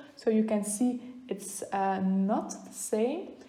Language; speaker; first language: English; non-native, fluent; Dutch